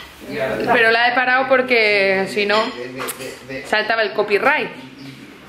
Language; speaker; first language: Spanish; native; Spanish